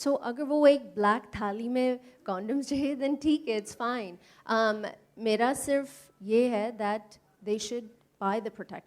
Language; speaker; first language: Hindi; early bilingual, heritage; English